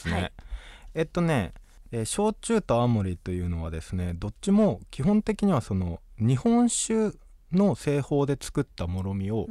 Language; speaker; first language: Japanese; native; Japanese